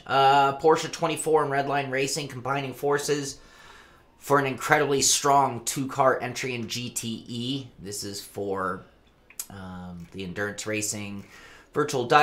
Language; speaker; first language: English; native; English